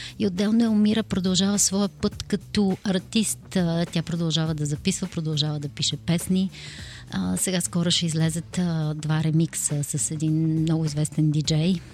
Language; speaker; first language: Bulgarian; native; Bulgarian